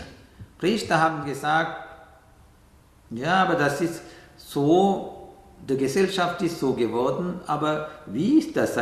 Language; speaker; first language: German; non-native, fluent; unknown